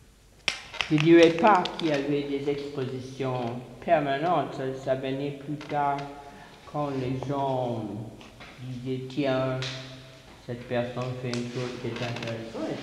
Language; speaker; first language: French; non-native, fluent; English